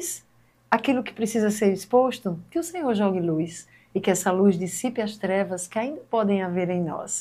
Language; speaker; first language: Portuguese; native; Portuguese